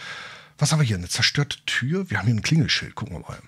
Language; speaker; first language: German; native; German